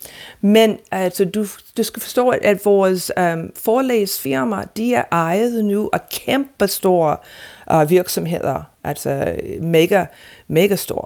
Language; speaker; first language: Danish; non-native, fluent; English